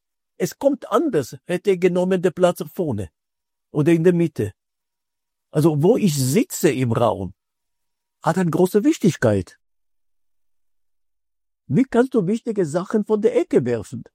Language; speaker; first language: German; non-native, fluent; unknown